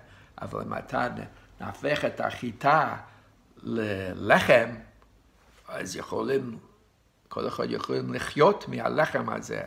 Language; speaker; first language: Hebrew; non-native, fluent; English